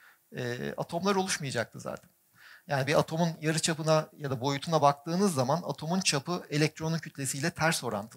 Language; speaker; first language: Turkish; native; Turkish